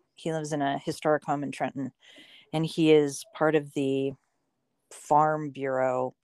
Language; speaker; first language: English; native; English